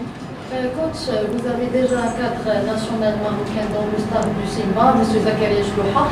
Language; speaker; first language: French; non-native, local second language; Arabic